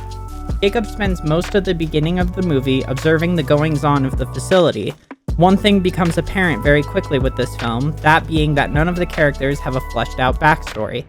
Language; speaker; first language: English; native; English